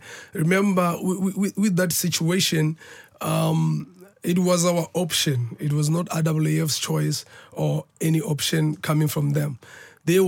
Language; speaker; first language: English; non-native, local second language; Northern Sotho